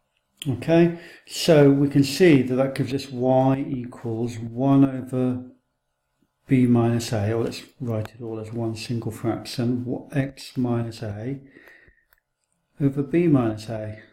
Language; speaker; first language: English; native; English